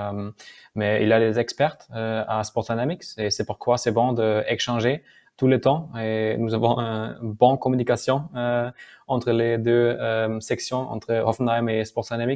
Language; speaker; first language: French; non-native, learner; German